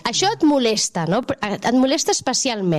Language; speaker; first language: Catalan; native; Catalan